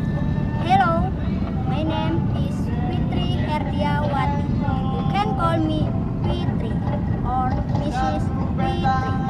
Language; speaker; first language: English; non-native, learner; Indonesian